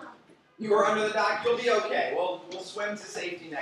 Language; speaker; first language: English; native; English